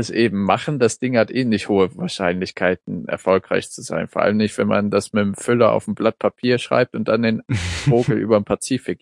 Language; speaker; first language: German; native; German